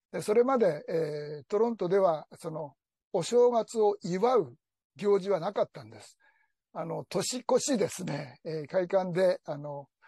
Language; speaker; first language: Japanese; native; Japanese